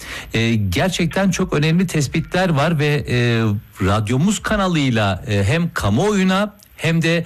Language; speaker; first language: Turkish; native; Turkish